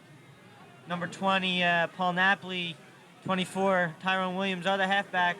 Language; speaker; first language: English; native; English